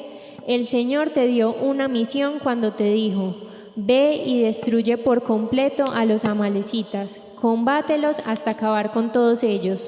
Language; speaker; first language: Spanish; native; Spanish